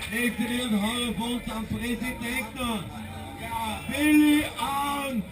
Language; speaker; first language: German; native; German